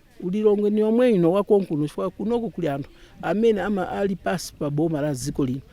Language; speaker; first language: Nyanja; native; Nyanja